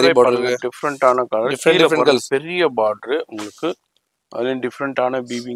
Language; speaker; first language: Tamil; native; Tamil